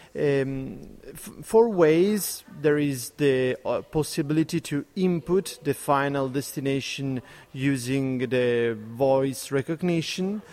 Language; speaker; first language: English; non-native, fluent; Italian